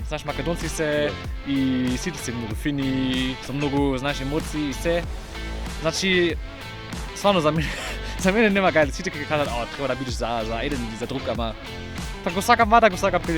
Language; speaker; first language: Macedonian; non-native, learner; German